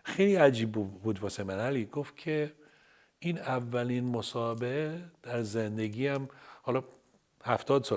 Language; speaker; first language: Persian; early bilingual, heritage; Persian